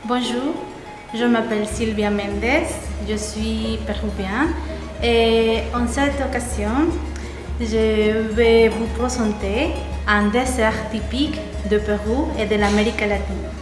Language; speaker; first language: French; non-native, learner; Spanish